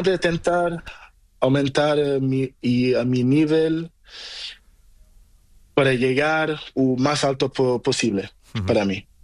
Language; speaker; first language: Spanish; non-native, learner; Portuguese